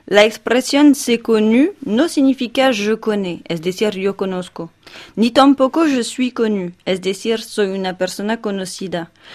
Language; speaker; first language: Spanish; non-native, fluent; French